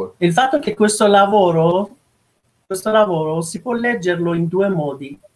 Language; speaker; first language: Italian; non-native, fluent; Persian